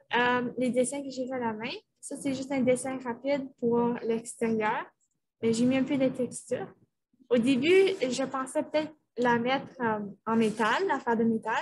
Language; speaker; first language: French; native; French